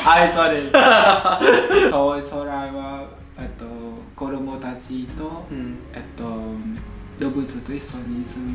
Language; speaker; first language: Japanese; non-native, learner; Vietnamese